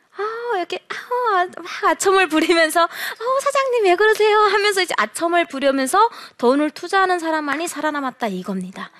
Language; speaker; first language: Korean; native; Korean